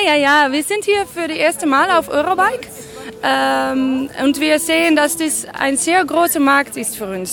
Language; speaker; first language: German; non-native, learner; Dutch